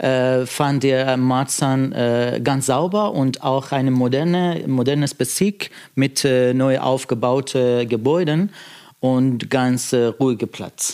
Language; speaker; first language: German; non-native, fluent; Persian